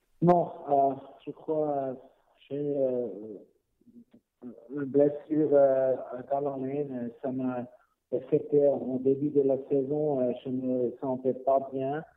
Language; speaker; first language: French; non-native, learner; Swiss German